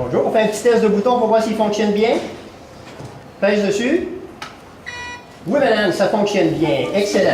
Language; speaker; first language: French; native; French